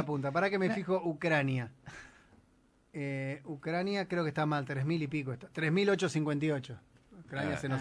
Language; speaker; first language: Spanish; native; Spanish